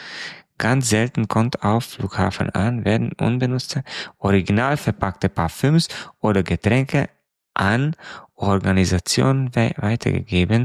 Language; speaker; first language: German; non-native, fluent; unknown